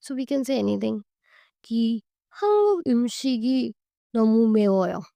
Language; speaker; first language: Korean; non-native, learner; Hindi